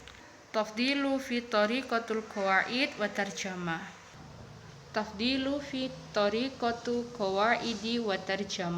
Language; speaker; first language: Arabic; non-native, learner; Indonesian